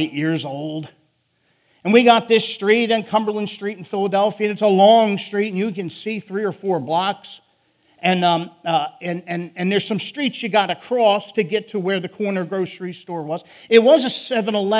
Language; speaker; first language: English; native; English